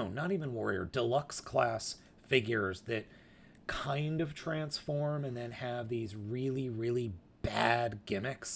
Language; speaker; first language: English; native; English